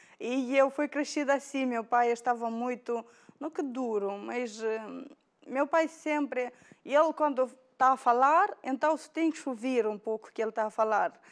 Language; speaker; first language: Portuguese; non-native, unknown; Romanian